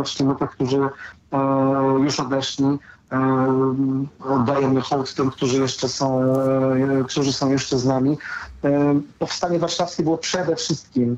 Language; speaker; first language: Polish; native; Polish